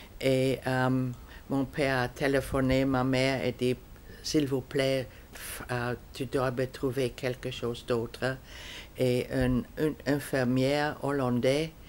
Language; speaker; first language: French; non-native, fluent; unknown